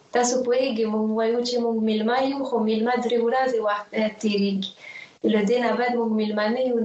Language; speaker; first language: Pashto; non-native, fluent; French